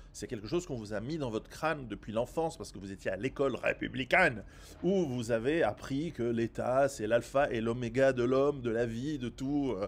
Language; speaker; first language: French; non-native, fluent; Italian